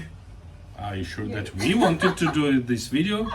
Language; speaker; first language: English; non-native, fluent; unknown